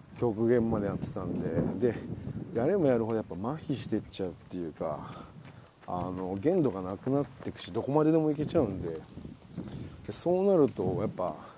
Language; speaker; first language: Japanese; native; Japanese